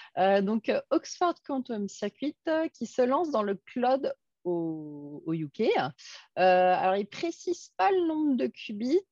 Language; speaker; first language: French; native; French